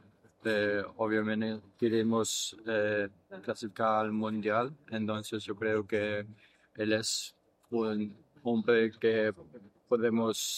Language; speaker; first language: Spanish; non-native, learner; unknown